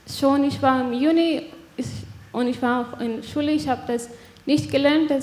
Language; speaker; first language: German; non-native, learner; Persian